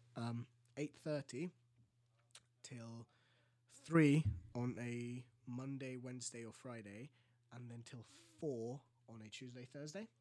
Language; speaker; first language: English; early bilingual, other home language; Greek